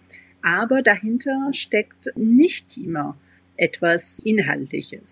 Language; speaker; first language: German; non-native, fluent; French